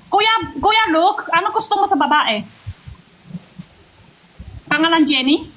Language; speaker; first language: Filipino; non-native, learner; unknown